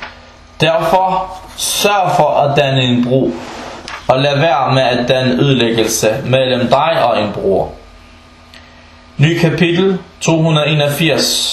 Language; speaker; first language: Danish; non-native, fluent; Arabic